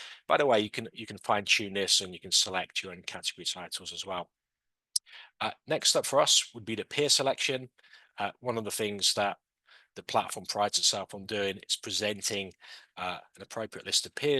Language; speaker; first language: English; native; English